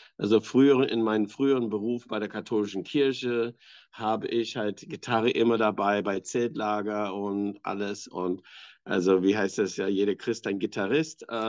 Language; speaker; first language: German; non-native, fluent; English